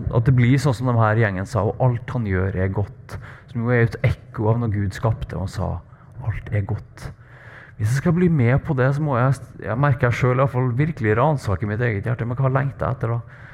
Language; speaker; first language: Norwegian; native; Norwegian